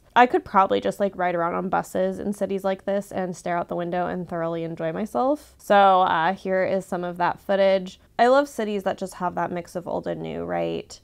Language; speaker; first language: English; native; English